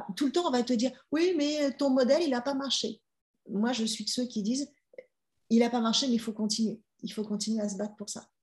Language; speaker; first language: French; native; French